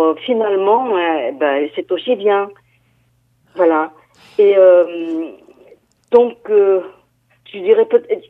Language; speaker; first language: French; non-native, fluent; Korean